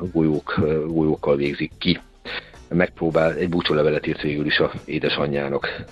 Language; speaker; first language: Hungarian; native; Hungarian